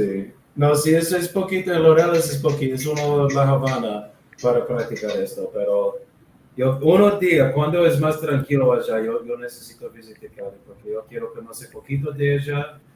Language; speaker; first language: Spanish; non-native, learner; English